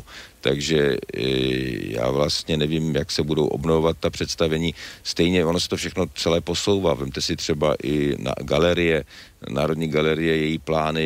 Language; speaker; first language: Czech; native; Czech